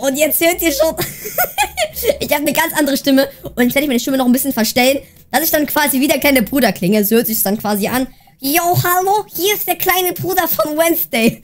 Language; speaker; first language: German; native; German